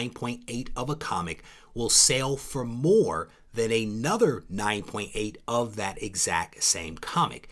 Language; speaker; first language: English; native; English